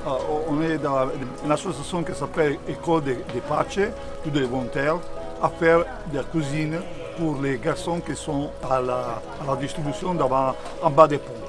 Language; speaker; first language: French; non-native, learner; Italian